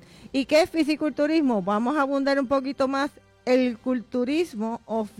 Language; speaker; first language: Spanish; native; Spanish